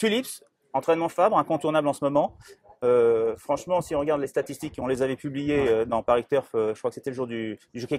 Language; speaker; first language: French; native; French